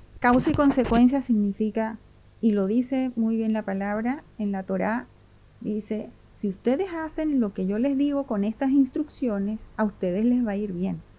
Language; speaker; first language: Spanish; native; Spanish